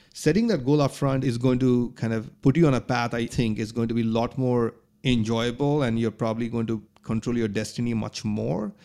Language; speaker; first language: English; non-native, local second language; Bangla